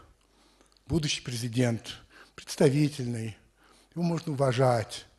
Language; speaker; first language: Russian; early bilingual, heritage; French